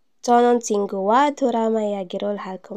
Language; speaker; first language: Korean; non-native, fluent; Filipino